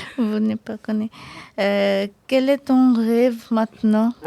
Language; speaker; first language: French; non-native, learner; Bangla